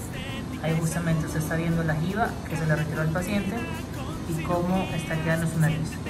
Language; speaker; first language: Spanish; native; Spanish